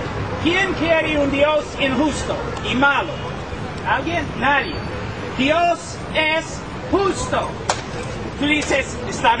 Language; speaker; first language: Spanish; non-native, fluent; English